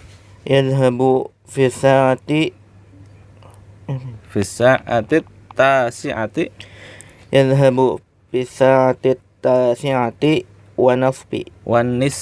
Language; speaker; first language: Arabic; non-native, learner; Indonesian